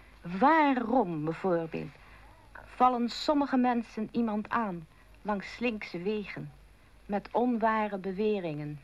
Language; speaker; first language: Dutch; native; Dutch